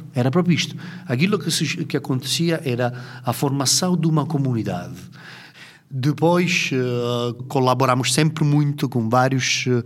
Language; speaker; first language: Portuguese; non-native, fluent; Italian